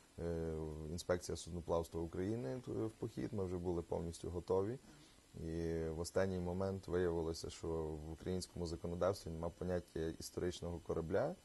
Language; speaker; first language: Ukrainian; native; Ukrainian